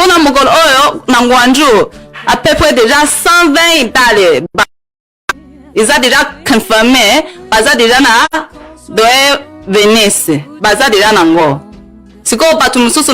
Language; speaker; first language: Lingala; non-native, fluent; Chinese